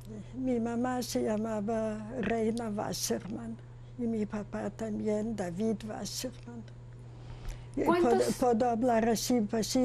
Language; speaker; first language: Spanish; non-native, fluent; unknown